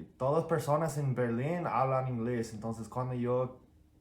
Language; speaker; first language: Spanish; non-native, fluent; English